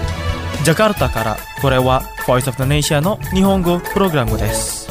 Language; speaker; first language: Japanese; non-native, fluent; Indonesian